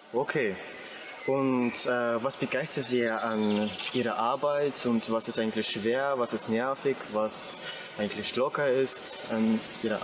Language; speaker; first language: German; non-native, fluent; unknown